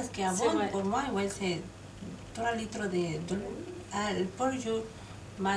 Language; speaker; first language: French; non-native, learner; Spanish